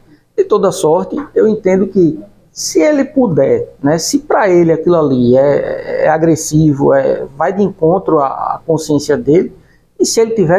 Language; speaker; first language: Portuguese; native; Portuguese